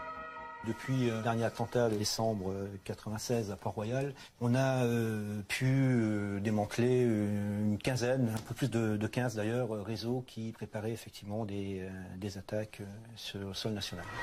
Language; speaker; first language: French; native; French